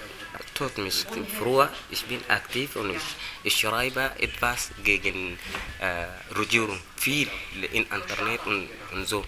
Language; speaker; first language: German; non-native, learner; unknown